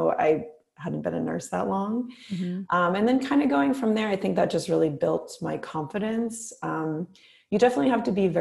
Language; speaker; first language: English; native; English